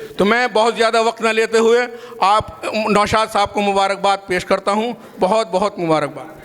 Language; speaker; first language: Hindi; native; Hindi